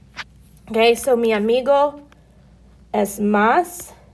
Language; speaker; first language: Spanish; non-native, fluent; English